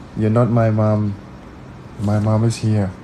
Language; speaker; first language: English; non-native, learner; Thai